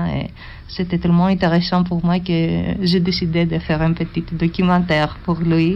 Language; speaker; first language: French; non-native, learner; Greek